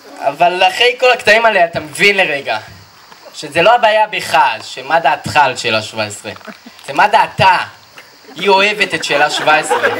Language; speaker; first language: Hebrew; native; Hebrew